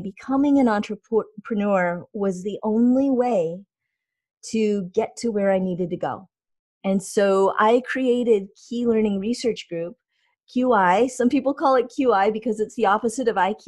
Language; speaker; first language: English; native; English